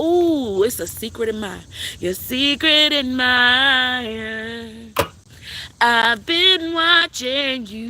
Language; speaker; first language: English; native; English